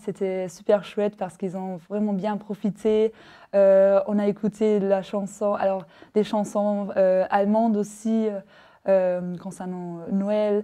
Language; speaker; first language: French; non-native, fluent; German